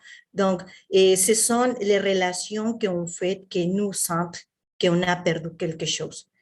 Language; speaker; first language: French; non-native, fluent; Spanish